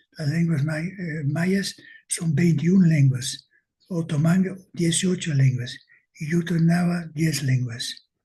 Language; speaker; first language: Spanish; non-native, fluent; Dutch